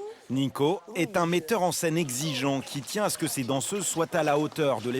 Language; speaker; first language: French; native; French